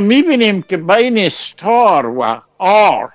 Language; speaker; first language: Persian; native; Persian